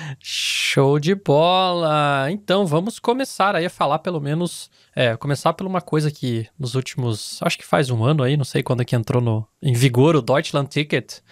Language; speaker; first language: Portuguese; native; Portuguese